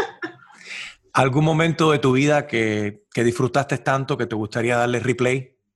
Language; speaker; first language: Spanish; early bilingual, heritage; Spanish